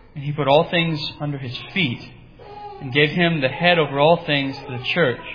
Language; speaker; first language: English; native; English